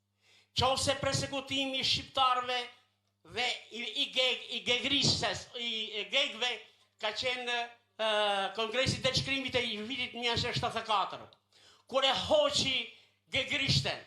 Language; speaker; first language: Albanian; native; Albanian